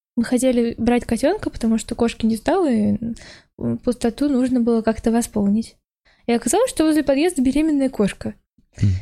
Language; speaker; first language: Russian; native; Russian